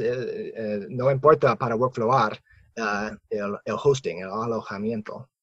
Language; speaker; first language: Spanish; non-native, fluent; English